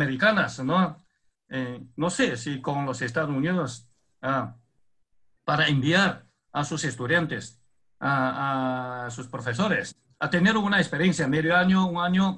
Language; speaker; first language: Spanish; non-native, fluent; Chinese